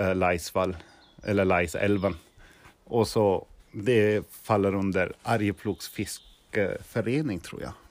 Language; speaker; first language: Swedish; non-native, fluent; German